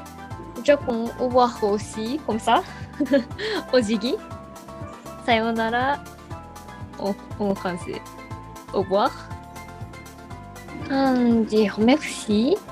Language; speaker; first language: French; non-native, learner; Japanese